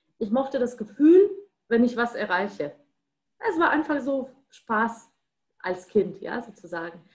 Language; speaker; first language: German; non-native, fluent; Russian